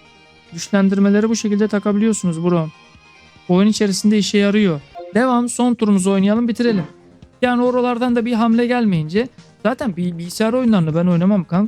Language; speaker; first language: Turkish; native; Turkish